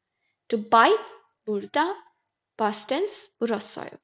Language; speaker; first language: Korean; non-native, fluent; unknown